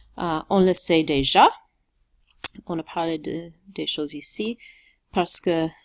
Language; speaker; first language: French; non-native, local second language; English